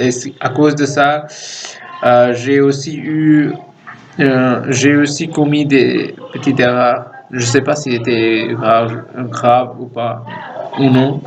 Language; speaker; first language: French; non-native, fluent; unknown